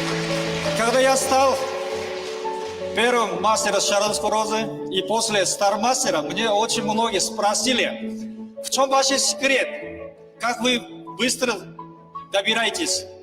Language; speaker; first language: Russian; non-native, learner; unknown